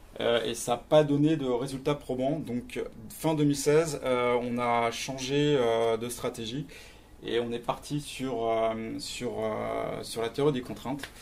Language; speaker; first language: French; native; French